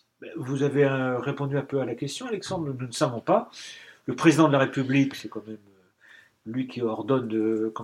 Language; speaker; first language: French; native; French